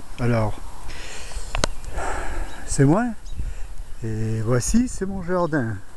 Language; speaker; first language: French; non-native, learner; English